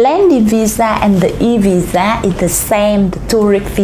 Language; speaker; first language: English; non-native, learner; Vietnamese